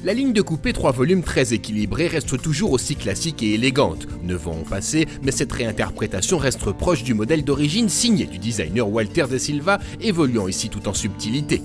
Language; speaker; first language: French; native; French